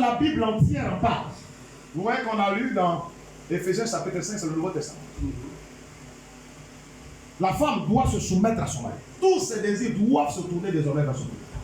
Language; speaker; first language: French; non-native, local second language; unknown